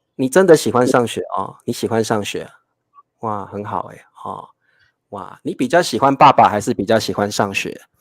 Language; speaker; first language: Chinese; native; Chinese